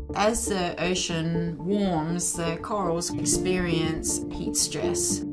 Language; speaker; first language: English; non-native, fluent; Danish